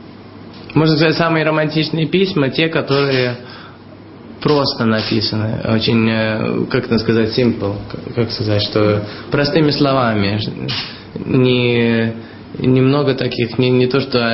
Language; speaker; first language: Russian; early bilingual, heritage; Russian